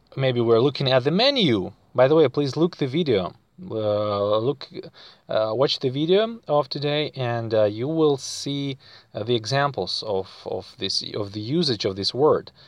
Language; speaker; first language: English; non-native, fluent; Russian